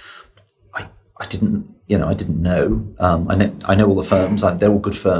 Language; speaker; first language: English; native; English